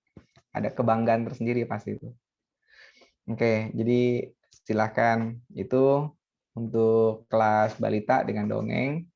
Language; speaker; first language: Indonesian; native; Indonesian